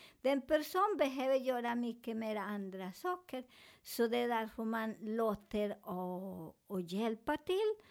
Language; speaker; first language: Swedish; non-native, learner; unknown